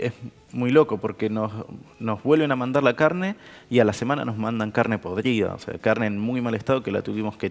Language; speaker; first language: Spanish; native; Spanish